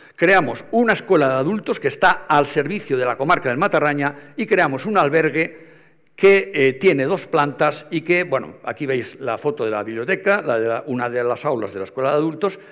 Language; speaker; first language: Spanish; native; Spanish